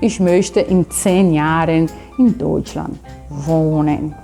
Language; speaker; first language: German; non-native, fluent; Portuguese